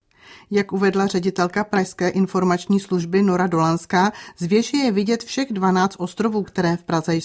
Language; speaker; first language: Czech; native; Czech